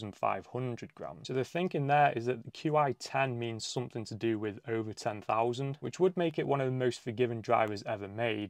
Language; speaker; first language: English; native; English